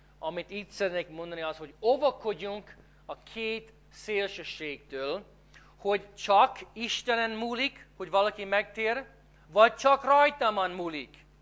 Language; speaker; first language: Hungarian; non-native, fluent; English